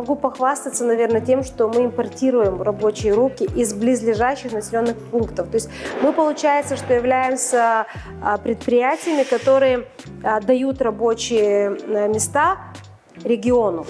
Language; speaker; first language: Russian; non-native, local second language; Bulgarian